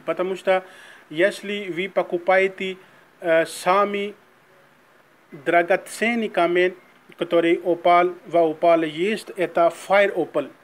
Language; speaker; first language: Russian; non-native, learner; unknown